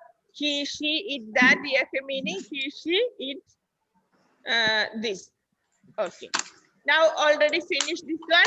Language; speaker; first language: English; non-native, local second language; Malayalam